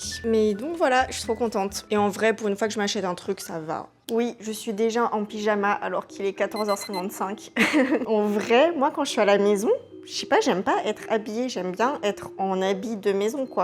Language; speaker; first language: French; native; French